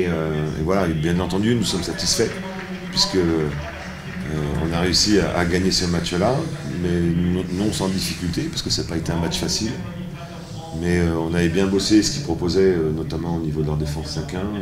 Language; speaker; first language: French; native; French